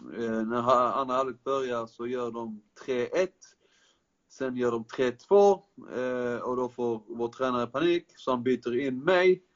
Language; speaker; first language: Swedish; early bilingual, other home language; Persian